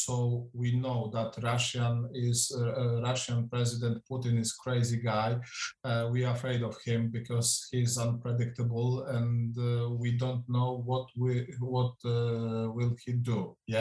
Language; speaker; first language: English; non-native, fluent; Polish